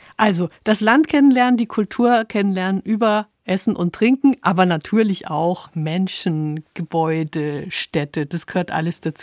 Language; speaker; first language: German; native; German